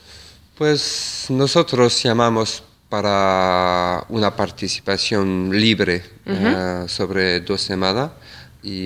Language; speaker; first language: Spanish; non-native, fluent; French